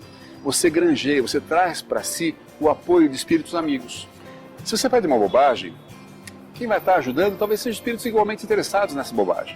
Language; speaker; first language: Portuguese; native; Portuguese